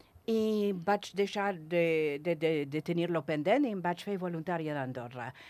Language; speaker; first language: Catalan; non-native, fluent; English